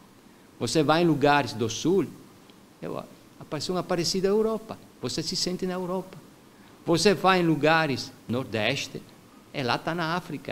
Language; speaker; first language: Portuguese; non-native, fluent; Italian